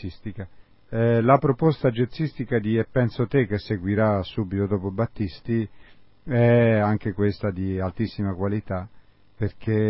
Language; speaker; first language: Italian; native; Italian